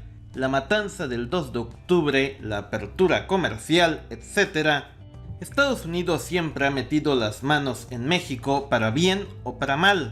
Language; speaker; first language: Spanish; native; Spanish